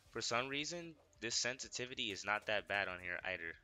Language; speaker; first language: English; native; English